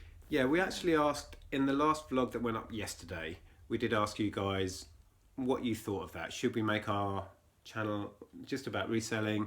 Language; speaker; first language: English; native; English